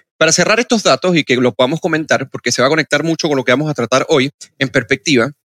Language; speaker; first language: Spanish; native; Spanish